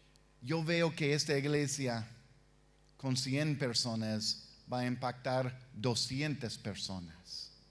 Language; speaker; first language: Spanish; non-native, fluent; English